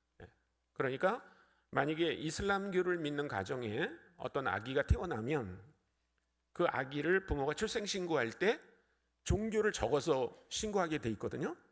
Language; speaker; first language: Korean; native; Korean